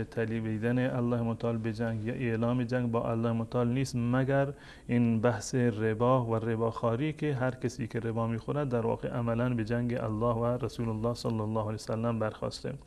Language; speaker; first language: Persian; native; Persian